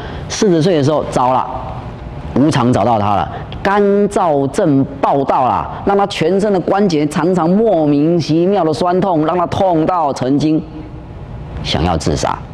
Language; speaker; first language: Chinese; native; Chinese